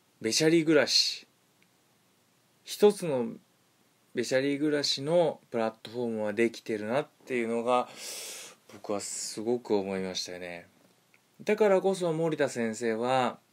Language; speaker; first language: Japanese; native; Japanese